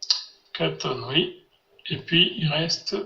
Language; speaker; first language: French; non-native, fluent; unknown